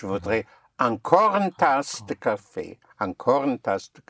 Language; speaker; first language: French; non-native, fluent; English